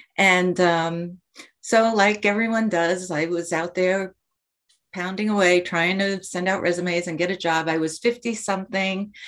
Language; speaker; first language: English; native; English